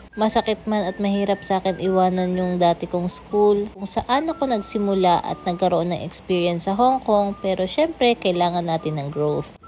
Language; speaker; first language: Filipino; non-native, local second language; Masbatenyo